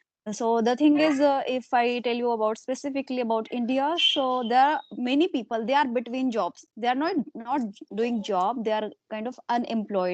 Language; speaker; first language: English; non-native, local second language; Hindi